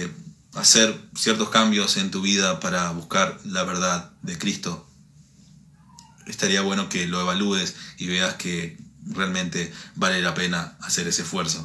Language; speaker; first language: Spanish; native; Spanish